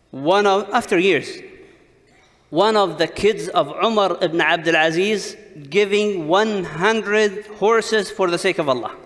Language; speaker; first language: English; non-native, fluent; Arabic